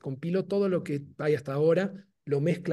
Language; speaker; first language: Spanish; native; Spanish